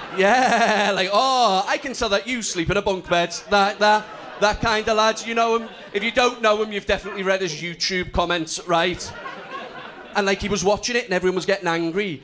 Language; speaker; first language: English; native; English